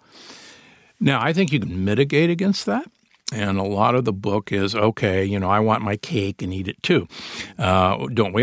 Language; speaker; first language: English; native; English